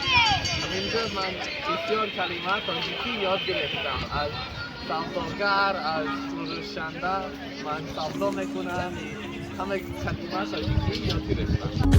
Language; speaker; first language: Persian; non-native, learner; English